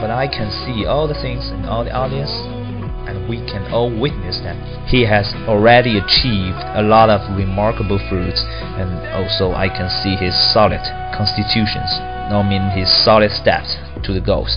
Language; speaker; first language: English; non-native, fluent; Chinese